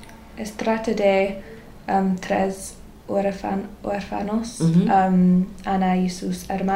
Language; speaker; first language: Spanish; non-native, learner; English